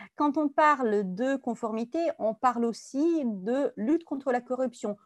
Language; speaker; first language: French; non-native, fluent; Italian